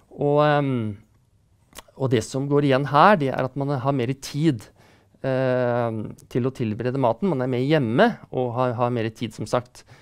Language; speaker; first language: Norwegian; native; Norwegian